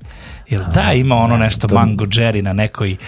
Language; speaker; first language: Croatian; native; Croatian